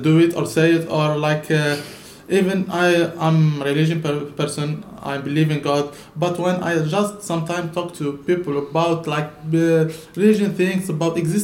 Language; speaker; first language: English; non-native, learner; Arabic